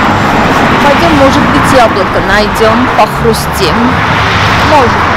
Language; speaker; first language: Russian; non-native, fluent; Armenian